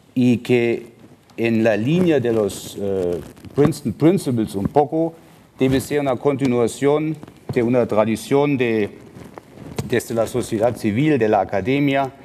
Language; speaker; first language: Spanish; non-native, fluent; German